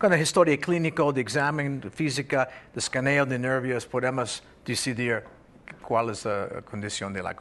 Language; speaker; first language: Spanish; non-native, fluent; English